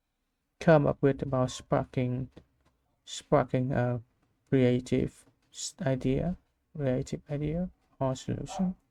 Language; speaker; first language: English; non-native, learner; Vietnamese